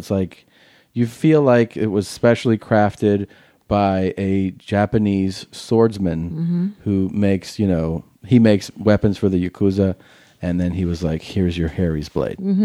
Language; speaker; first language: English; native; English